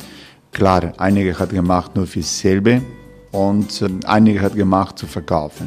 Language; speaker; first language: German; non-native, fluent; Croatian